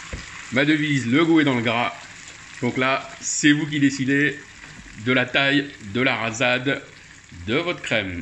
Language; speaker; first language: French; native; French